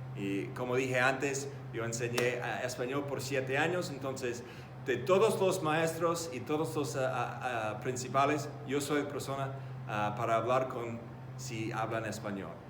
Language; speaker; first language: Spanish; non-native, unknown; English